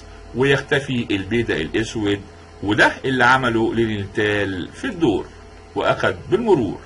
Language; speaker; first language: Arabic; native; Arabic